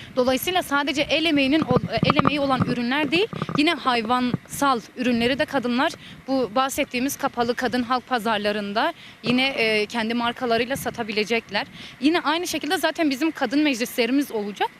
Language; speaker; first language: Turkish; native; Turkish